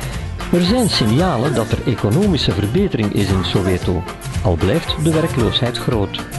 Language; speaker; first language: Dutch; native; Dutch